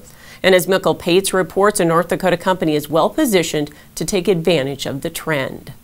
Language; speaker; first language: English; native; English